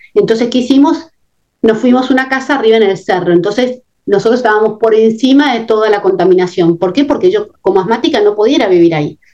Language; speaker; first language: Spanish; native; Spanish